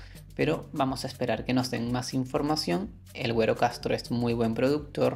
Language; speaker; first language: Spanish; native; Spanish